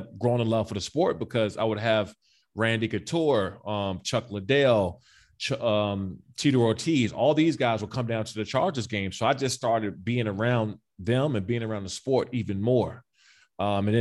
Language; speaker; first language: English; native; English